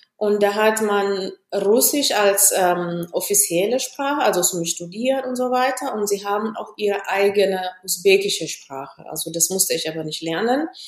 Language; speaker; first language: German; non-native, fluent; Amharic